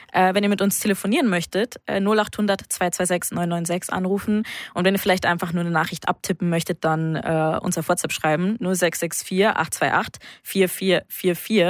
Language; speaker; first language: German; native; German